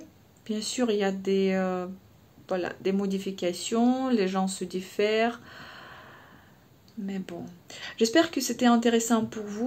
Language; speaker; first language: French; non-native, fluent; Russian